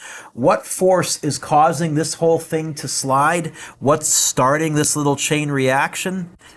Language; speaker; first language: English; native; English